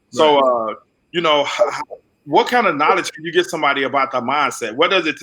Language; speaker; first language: English; native; English